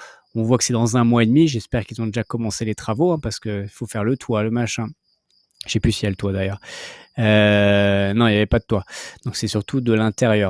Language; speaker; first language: French; native; French